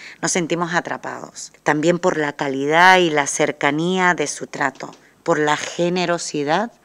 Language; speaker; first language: Spanish; native; Spanish